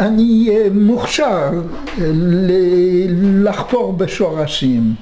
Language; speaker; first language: Hebrew; non-native, fluent; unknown